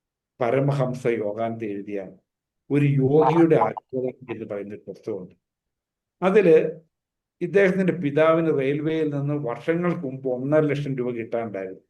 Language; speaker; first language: Malayalam; native; Malayalam